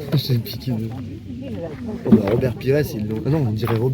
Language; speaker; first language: French; native; French